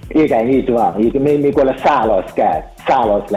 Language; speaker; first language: Hungarian; non-native, learner; Chinese